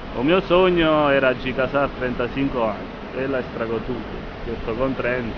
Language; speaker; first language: Portuguese; non-native, fluent; Italian